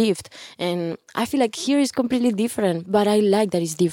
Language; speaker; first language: English; non-native, fluent; Spanish